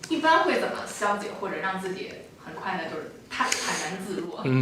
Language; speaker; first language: Chinese; native; Chinese